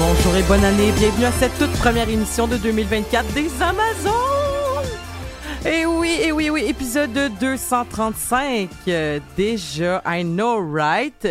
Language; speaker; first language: French; native; French